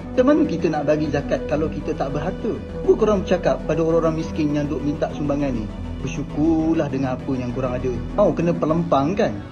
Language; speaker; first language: Malay; native; Malay